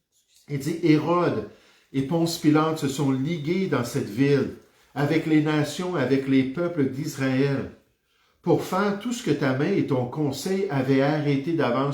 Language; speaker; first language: French; native; French